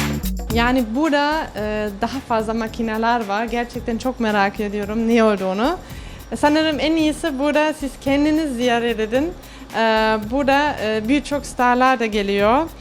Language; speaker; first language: Turkish; early bilingual, heritage; Turkish